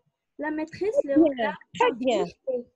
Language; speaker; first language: French; non-native, learner; Arabic